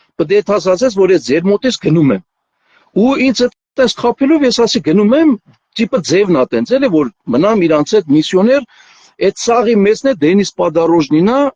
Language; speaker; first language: Armenian; native; Armenian